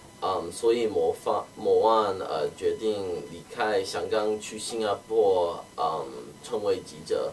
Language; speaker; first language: Chinese; non-native, learner; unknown